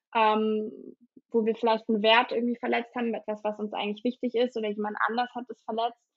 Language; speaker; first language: German; native; German